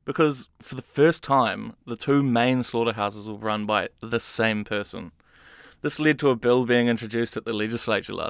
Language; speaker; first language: English; native; English